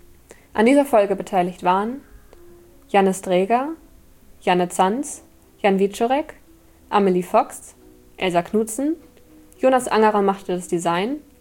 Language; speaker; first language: German; native; German